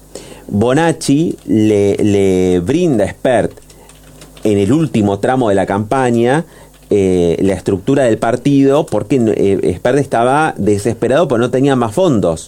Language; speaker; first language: Spanish; native; Spanish